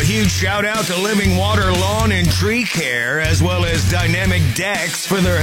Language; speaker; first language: English; native; English